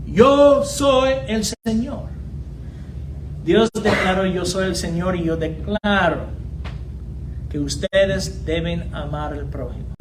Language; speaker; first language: Spanish; non-native, fluent; English